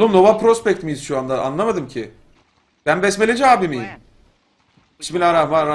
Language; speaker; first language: Turkish; native; Turkish